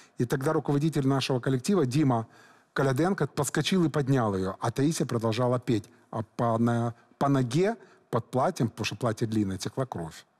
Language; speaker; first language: Russian; native; Russian